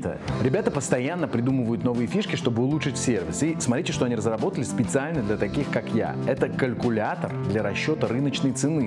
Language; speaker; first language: Russian; native; Russian